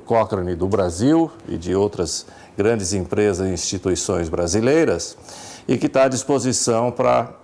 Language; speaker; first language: Portuguese; native; Portuguese